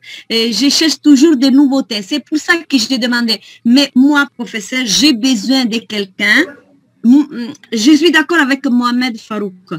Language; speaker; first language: French; non-native, fluent; Italian